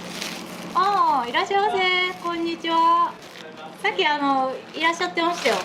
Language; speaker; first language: Japanese; native; Japanese